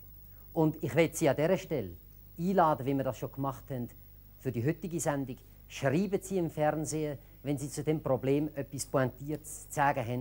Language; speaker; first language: German; native; German